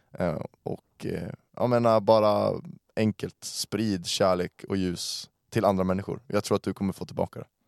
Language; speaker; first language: Swedish; native; Swedish